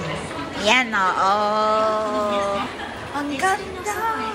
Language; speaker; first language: Japanese; early bilingual, other home language; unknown